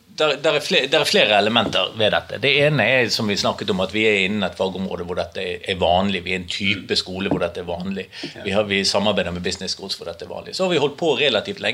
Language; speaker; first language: Norwegian; native; Norwegian